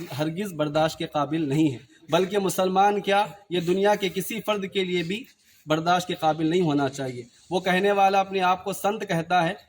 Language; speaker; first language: Urdu; native; Urdu